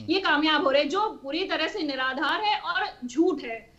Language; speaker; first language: Hindi; native; Hindi